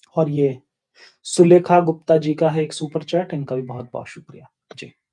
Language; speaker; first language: Hindi; native; Hindi